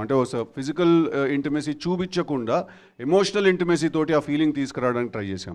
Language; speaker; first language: Telugu; native; Telugu